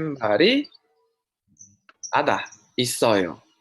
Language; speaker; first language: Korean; non-native, fluent; Indonesian